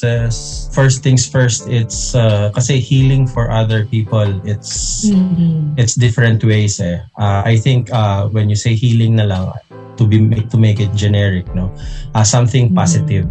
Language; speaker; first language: English; non-native, local second language; Hiligaynon